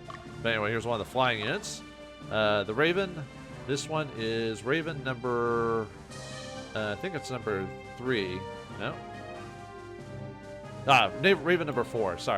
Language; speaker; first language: English; native; English